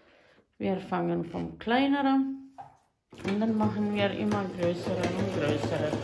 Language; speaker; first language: German; non-native, fluent; Bosnian